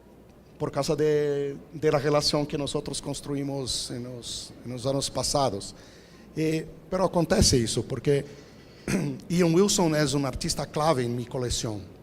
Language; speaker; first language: Spanish; non-native, fluent; Portuguese